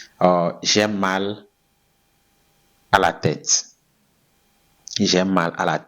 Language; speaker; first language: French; non-native, fluent; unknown